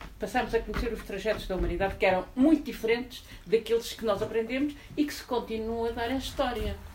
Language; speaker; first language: Portuguese; native; Portuguese